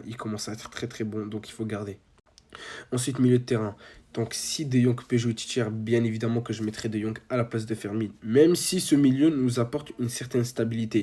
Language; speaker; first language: French; native; French